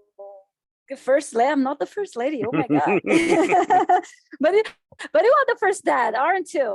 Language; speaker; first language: English; non-native, fluent; Portuguese